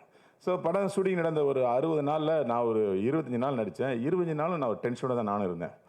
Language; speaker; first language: Tamil; native; Tamil